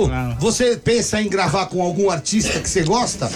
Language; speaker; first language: Portuguese; native; Portuguese